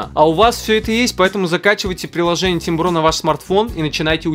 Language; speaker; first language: Russian; native; Russian